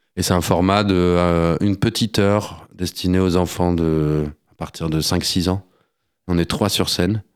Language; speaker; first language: French; native; French